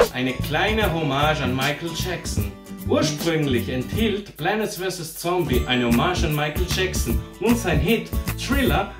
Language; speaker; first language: German; early bilingual, other home language; Portuguese